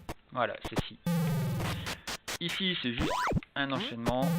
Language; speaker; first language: French; native; French